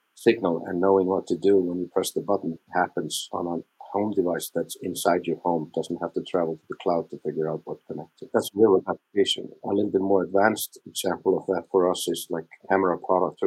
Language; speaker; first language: English; non-native, fluent; Icelandic